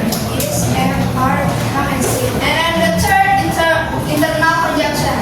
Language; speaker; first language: English; non-native, fluent; Indonesian